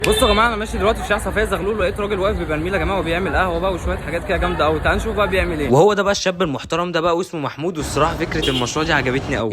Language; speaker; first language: Arabic; native; Arabic